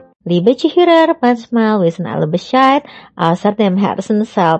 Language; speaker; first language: German; non-native, fluent; Indonesian